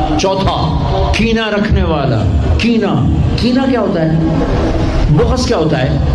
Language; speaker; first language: Urdu; non-native, local second language; Punjabi